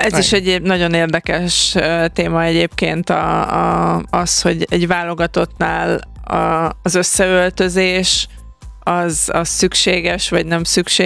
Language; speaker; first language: Hungarian; native; Hungarian